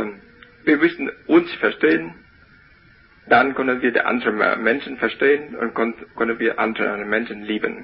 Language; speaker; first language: German; non-native, learner; Vietnamese